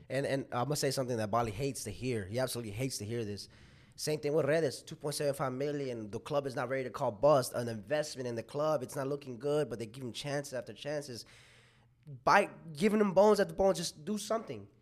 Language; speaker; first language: English; early bilingual, other home language; Spanish